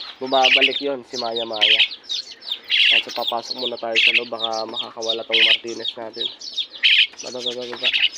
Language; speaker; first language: Filipino; native; Filipino